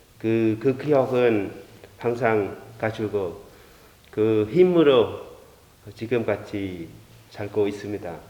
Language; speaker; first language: Korean; non-native, learner; Vietnamese